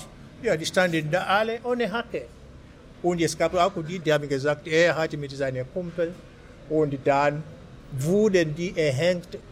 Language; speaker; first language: German; non-native, fluent; Swahili